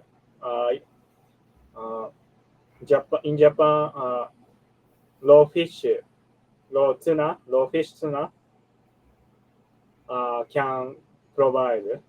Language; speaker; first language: English; non-native, learner; Japanese